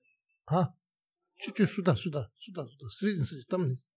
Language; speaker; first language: Russian; non-native, learner; Tibetan